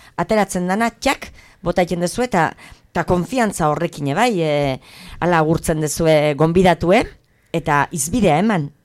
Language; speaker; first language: Basque; native; Basque